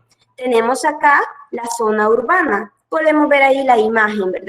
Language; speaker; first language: Spanish; native; Spanish